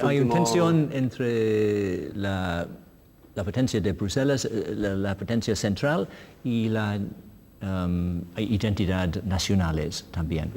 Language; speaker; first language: Spanish; non-native, learner; English